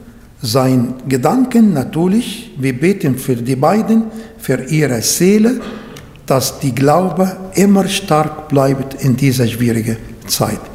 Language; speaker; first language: German; non-native, fluent; Arabic